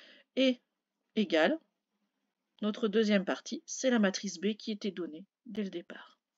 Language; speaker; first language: French; native; French